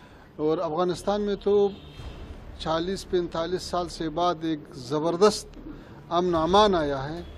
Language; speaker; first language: Hindi; non-native, fluent; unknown